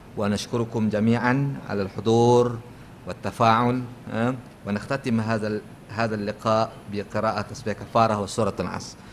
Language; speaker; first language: Arabic; non-native, fluent; Malay